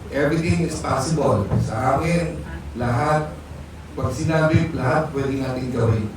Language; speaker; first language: English; non-native, local second language; Filipino